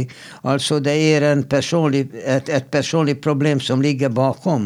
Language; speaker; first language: Swedish; non-native, fluent; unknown